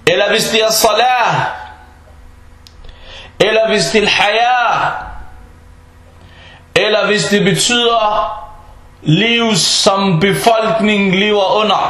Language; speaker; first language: Danish; early bilingual, other home language; Arabic